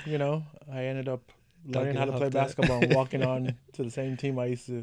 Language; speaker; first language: English; non-native, local second language; Yoruba